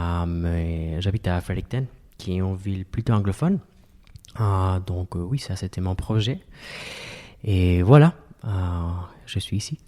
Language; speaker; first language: French; non-native, fluent; Spanish